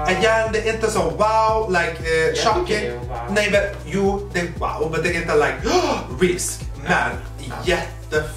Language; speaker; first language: Swedish; non-native, fluent; English